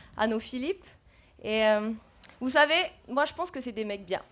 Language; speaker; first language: French; native; French